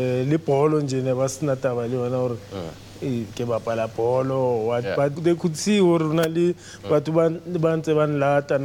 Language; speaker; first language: English; non-native, local second language; Southern Sotho